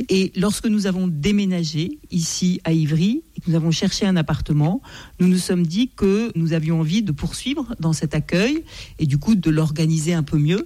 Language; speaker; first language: French; native; French